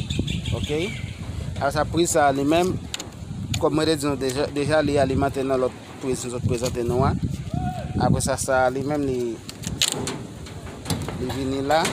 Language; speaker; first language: French; non-native, learner; Haitian Creole